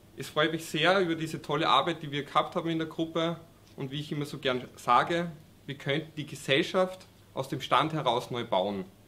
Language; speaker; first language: German; native; German